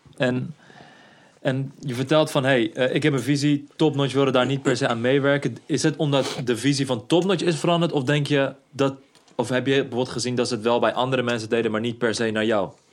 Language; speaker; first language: Dutch; native; Dutch